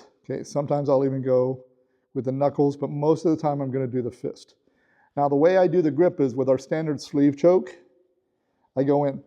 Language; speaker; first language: English; native; English